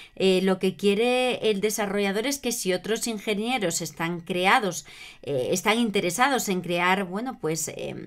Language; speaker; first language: Spanish; native; Spanish